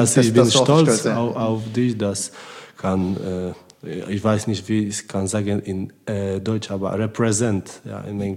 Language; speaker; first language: German; non-native, learner; Polish